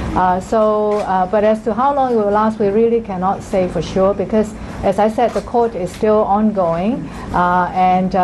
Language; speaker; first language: English; non-native, local second language; Cantonese